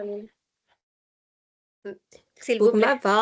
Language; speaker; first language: French; non-native, learner; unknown